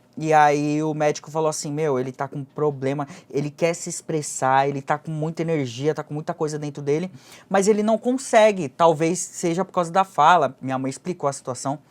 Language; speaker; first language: Portuguese; early bilingual, other home language; Japanese